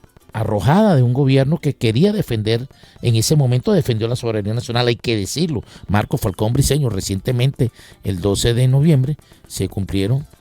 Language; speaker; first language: Spanish; native; Spanish